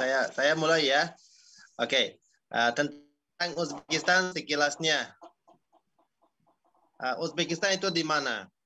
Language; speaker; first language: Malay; non-native, fluent; Uzbek